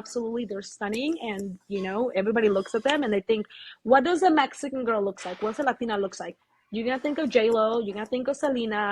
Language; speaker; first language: English; early bilingual, other home language; Spanish